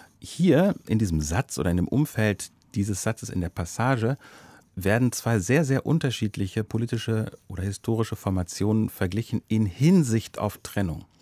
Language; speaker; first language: German; native; German